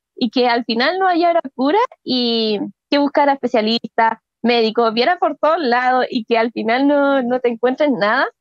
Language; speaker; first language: Spanish; native; Spanish